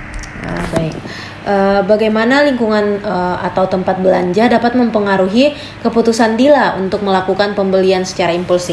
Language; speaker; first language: Indonesian; native; Indonesian